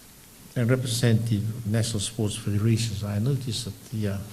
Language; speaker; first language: English; non-native, local second language; Fijian